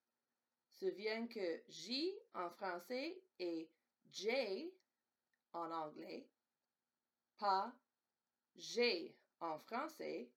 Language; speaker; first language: French; non-native, fluent; English